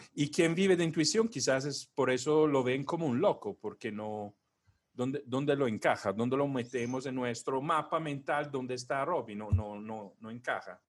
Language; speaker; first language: Spanish; non-native, fluent; Italian